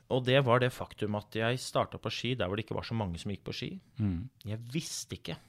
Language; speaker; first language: Norwegian; native; Norwegian